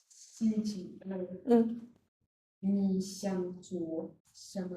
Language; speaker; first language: Chinese; non-native, learner; Portuguese